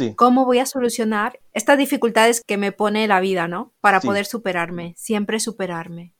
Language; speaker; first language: Spanish; native; Spanish